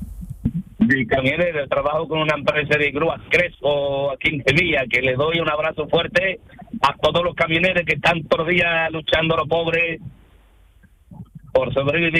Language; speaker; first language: Spanish; non-native, fluent; Arabic